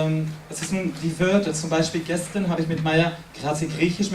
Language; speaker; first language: German; non-native, fluent; French